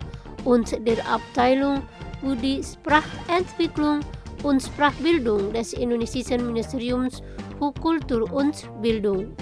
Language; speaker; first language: German; non-native, fluent; Indonesian